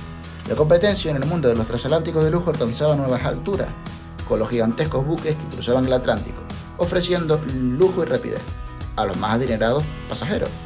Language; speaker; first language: Spanish; native; Spanish